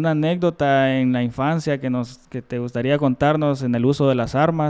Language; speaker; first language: Spanish; native; Spanish